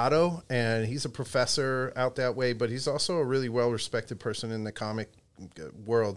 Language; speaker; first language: English; native; English